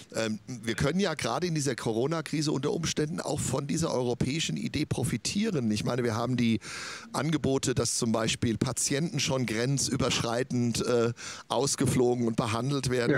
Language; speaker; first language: German; native; German